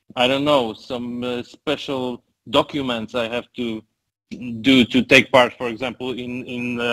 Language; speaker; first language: English; non-native, fluent; Polish